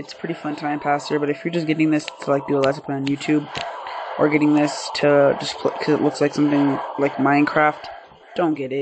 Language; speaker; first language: English; native; English